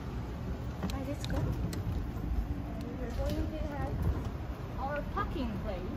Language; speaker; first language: English; non-native, fluent; Chinese